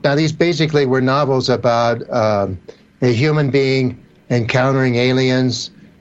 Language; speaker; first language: English; native; English